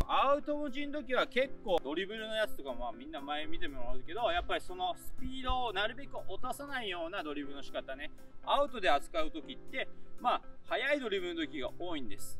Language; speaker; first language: Japanese; native; Japanese